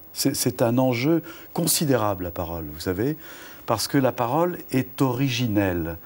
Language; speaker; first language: French; native; French